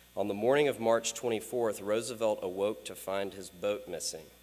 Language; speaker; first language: English; native; English